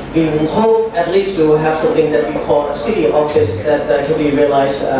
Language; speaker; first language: English; non-native, learner; Thai